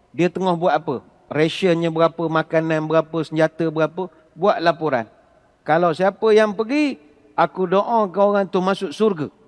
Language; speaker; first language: Malay; native; Malay